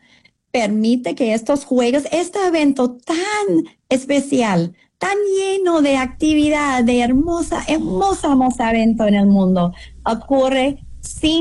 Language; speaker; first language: Spanish; non-native, fluent; English